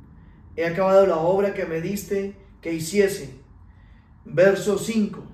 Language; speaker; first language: Spanish; native; Spanish